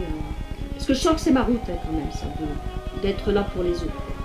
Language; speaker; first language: French; native; French